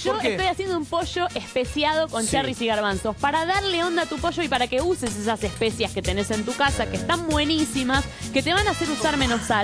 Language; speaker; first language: Spanish; native; Spanish